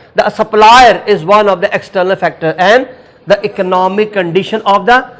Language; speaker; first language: English; non-native, local second language; Urdu